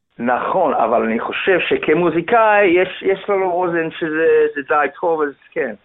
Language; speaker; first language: Hebrew; non-native, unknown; English